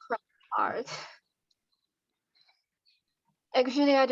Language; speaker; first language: English; non-native, learner; Chinese